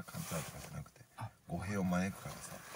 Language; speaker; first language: Japanese; native; Japanese